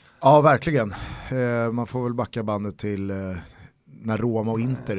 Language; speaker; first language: Swedish; native; Swedish